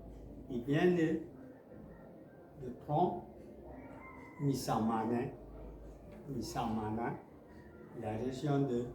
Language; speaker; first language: French; non-native, local second language; Mandingo